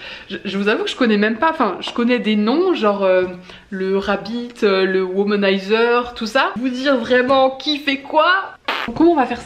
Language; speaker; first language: French; native; French